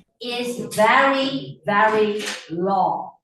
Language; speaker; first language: English; non-native, fluent; Chinese